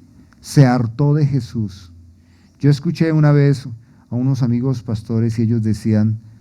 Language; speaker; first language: Spanish; native; Spanish